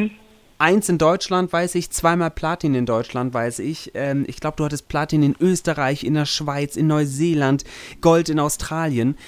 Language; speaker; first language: German; native; German